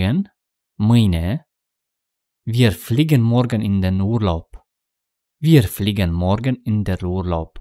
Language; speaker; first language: German; non-native, fluent; Romanian